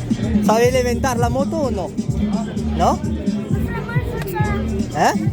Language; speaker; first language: Spanish; non-native, learner; French